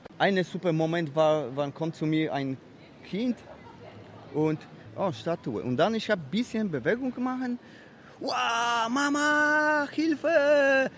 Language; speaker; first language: German; non-native, learner; Polish